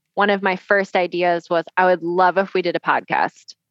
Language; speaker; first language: English; native; English